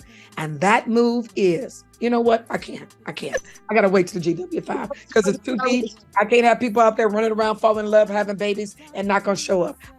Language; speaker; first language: English; native; English